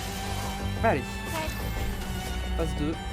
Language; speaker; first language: French; native; French